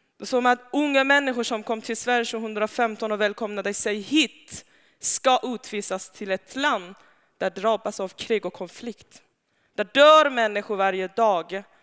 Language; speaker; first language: Swedish; non-native, fluent; Persian